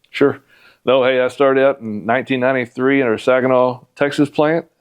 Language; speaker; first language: English; native; English